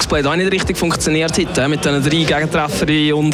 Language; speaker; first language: German; native; German